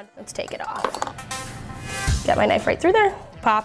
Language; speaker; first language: English; native; English